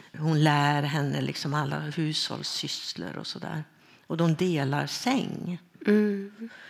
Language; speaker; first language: Swedish; native; Swedish